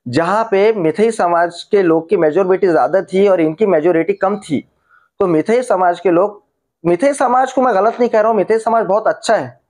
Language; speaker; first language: Hindi; native; Hindi